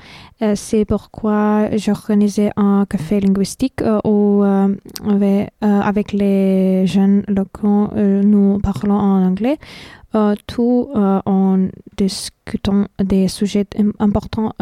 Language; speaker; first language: French; non-native, fluent; Lithuanian